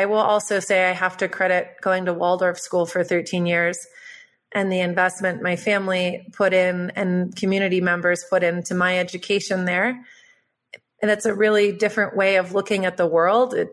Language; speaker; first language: English; native; English